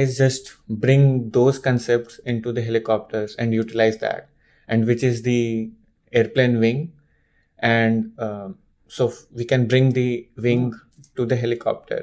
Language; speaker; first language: English; non-native, local second language; Hindi